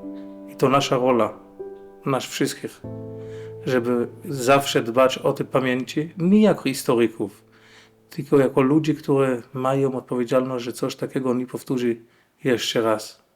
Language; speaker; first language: Polish; non-native, fluent; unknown